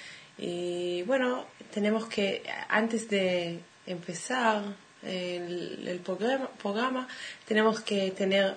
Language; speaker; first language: Spanish; non-native, fluent; Hebrew